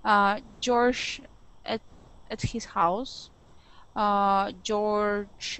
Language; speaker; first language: English; non-native, learner; Russian